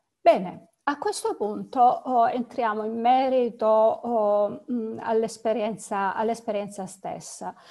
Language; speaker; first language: Italian; native; Italian